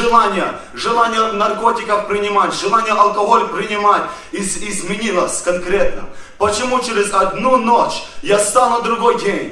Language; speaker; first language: Russian; early bilingual, heritage; Russian